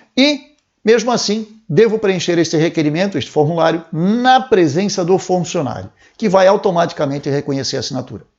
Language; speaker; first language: Portuguese; native; Portuguese